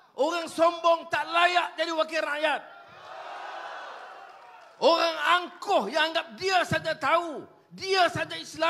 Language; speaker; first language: Malay; native; Malay